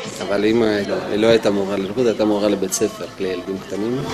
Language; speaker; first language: Hebrew; non-native, fluent; Russian